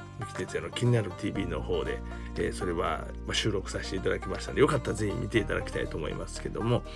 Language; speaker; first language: Japanese; native; Japanese